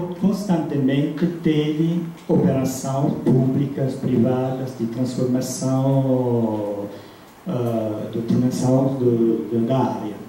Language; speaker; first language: Portuguese; non-native, fluent; Italian